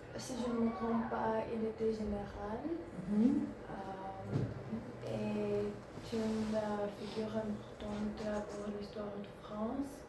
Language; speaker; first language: French; non-native, learner; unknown